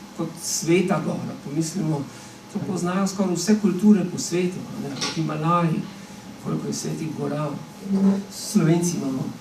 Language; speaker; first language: Slovenian; native; Slovenian